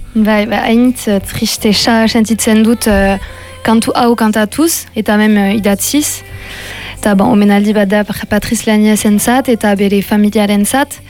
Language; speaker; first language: Basque; non-native, local second language; French